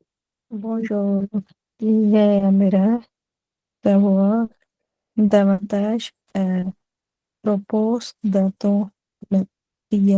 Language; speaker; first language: French; non-native, learner; Punjabi